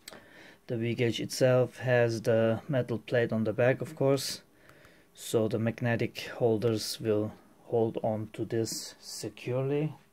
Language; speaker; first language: English; non-native, fluent; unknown